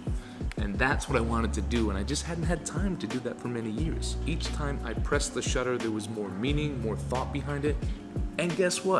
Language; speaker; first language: English; native; English